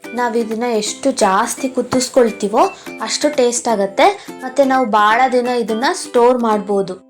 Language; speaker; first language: Kannada; native; Kannada